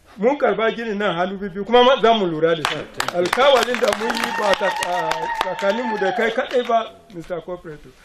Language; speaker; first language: Hausa; non-native, local second language; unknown